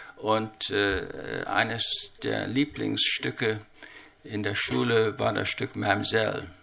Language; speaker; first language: German; early bilingual, heritage; Chinese